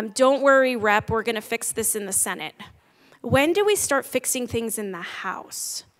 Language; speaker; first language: English; native; English